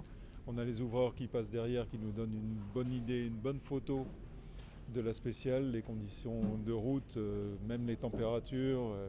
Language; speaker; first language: French; native; French